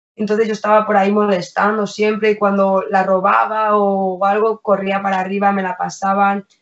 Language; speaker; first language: Spanish; native; Spanish